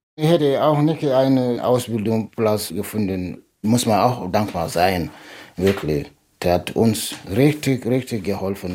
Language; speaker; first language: German; non-native, fluent; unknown